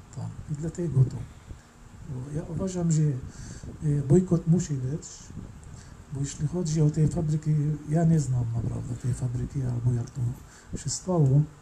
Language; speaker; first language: Polish; non-native, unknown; Arabic